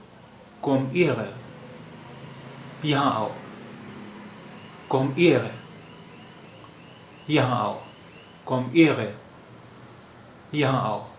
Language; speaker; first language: German; non-native, learner; Urdu